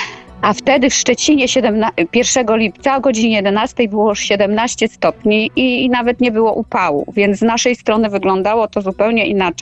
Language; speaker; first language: Polish; native; Polish